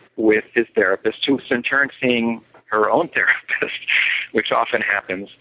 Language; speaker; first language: English; native; English